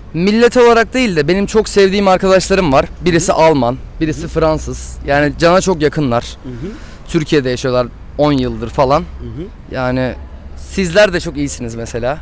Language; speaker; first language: Turkish; native; Turkish